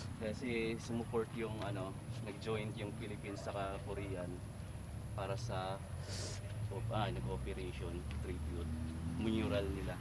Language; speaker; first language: Filipino; non-native, local second language; Waray